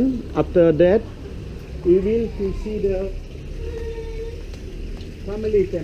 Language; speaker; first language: English; non-native, learner; Balinese